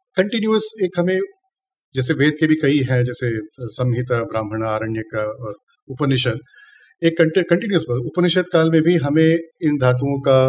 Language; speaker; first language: Hindi; non-native, local second language; Tamil